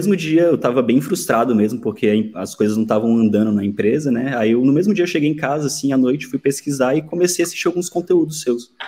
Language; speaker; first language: Portuguese; native; Portuguese